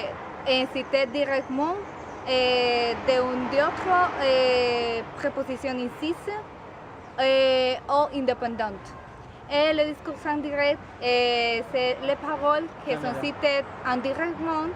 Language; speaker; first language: French; non-native, learner; Spanish